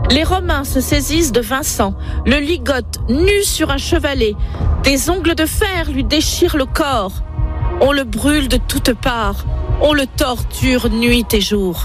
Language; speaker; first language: French; native; French